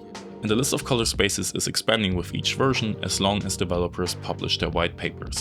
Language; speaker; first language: English; non-native, fluent; German